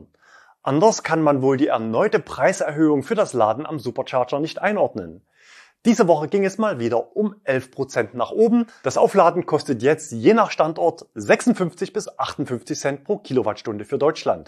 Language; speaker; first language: German; native; German